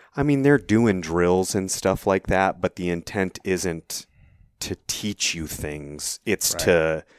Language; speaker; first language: English; native; English